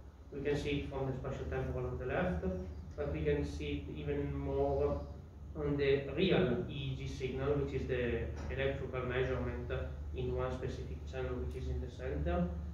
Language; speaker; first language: English; non-native, fluent; Italian